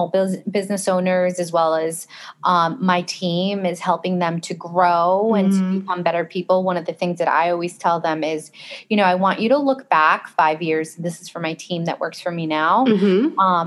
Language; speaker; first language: English; early bilingual, other home language; Spanish